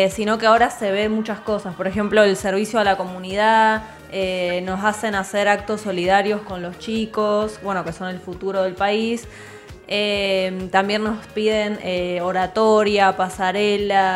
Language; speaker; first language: Spanish; native; Spanish